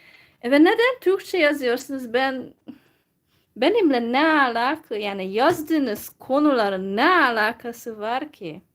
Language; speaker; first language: Turkish; non-native, fluent; Hungarian